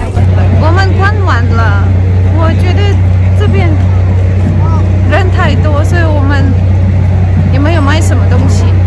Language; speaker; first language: Chinese; non-native, fluent; Russian